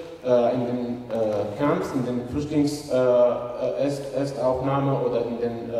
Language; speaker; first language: German; non-native, fluent; Arabic